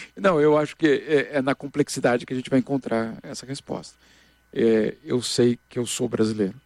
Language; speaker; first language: Portuguese; native; Portuguese